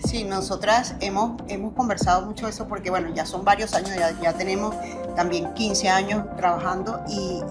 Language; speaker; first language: Spanish; native; Spanish